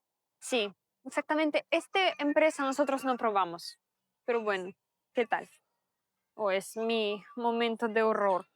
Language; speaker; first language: Spanish; non-native, learner; Russian